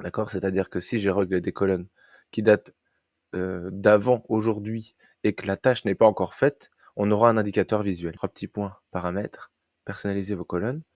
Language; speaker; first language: French; native; French